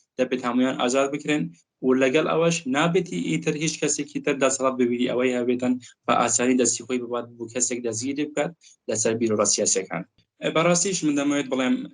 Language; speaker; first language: Central Kurdish; non-native, local second language; Kurdish